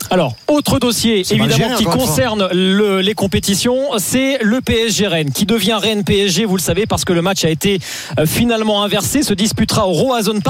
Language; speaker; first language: French; native; French